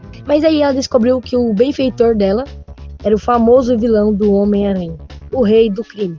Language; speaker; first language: Portuguese; native; Portuguese